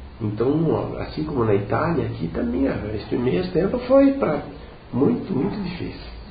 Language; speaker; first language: Portuguese; non-native, local second language; Venetian